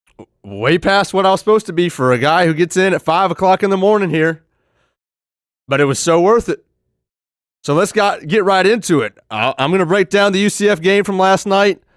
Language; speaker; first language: English; native; English